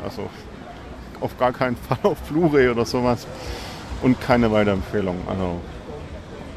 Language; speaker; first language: German; native; German